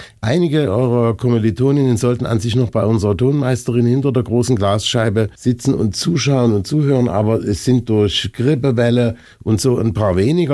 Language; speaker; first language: German; native; German